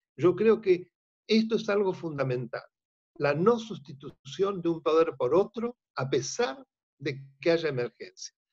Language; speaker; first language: Spanish; native; Spanish